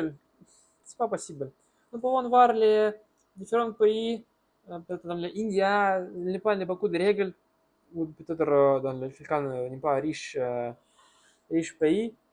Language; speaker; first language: French; non-native, learner; Russian